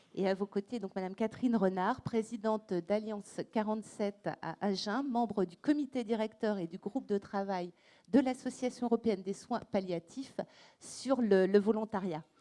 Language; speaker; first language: French; native; French